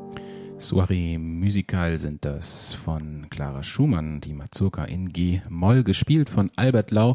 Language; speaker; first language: German; native; German